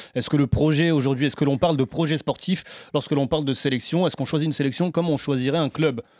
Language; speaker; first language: French; native; French